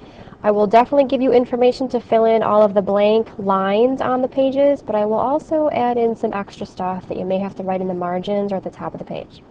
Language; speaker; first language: English; native; English